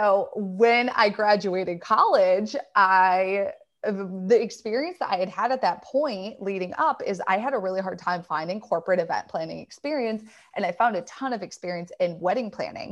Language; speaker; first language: English; native; English